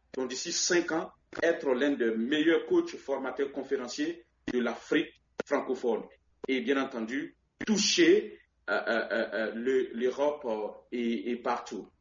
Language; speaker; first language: French; non-native, local second language; Baoulé